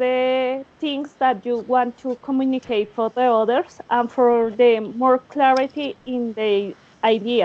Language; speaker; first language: English; non-native, learner; Spanish